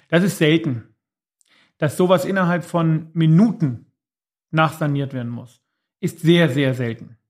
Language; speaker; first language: German; native; German